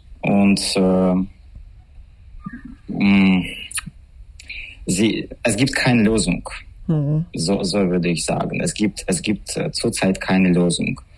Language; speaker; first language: German; non-native, learner; Russian